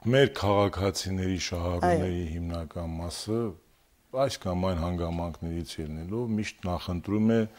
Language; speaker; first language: Armenian; native; Armenian